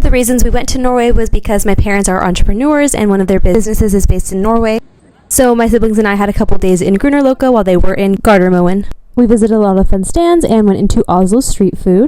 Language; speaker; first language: English; native; English